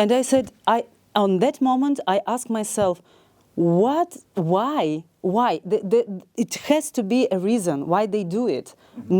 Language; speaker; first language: English; non-native, learner; Ukrainian